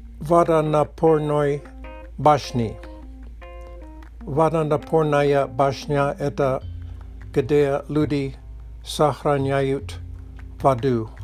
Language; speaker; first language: Russian; non-native, learner; English